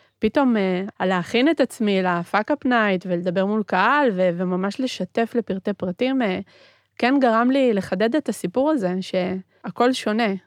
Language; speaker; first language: Hebrew; early bilingual, other home language; Spanish